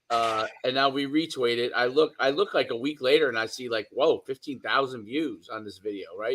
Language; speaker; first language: English; native; English